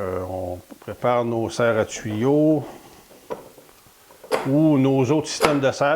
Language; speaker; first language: French; native; French